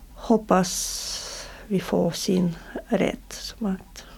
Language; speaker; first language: Swedish; non-native, learner; Russian